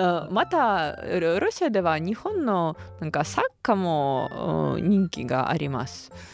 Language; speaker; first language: Japanese; non-native, learner; Russian